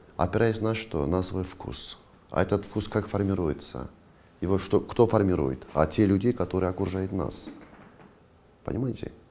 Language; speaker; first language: Russian; non-native, local second language; Kazakh